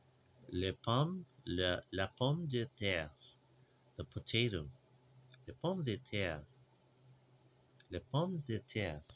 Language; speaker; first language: French; non-native, learner; English